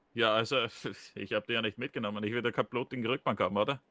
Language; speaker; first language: German; native; German